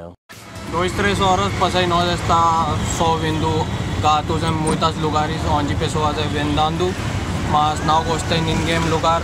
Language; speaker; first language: Portuguese; non-native, learner; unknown